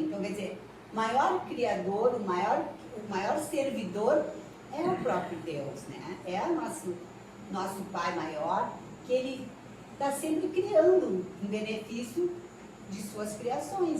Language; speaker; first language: Portuguese; native; Portuguese